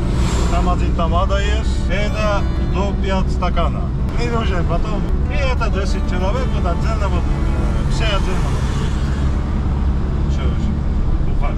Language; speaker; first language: Russian; non-native, fluent; Georgian